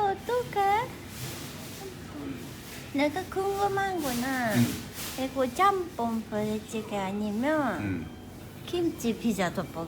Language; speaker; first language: Korean; non-native, fluent; Japanese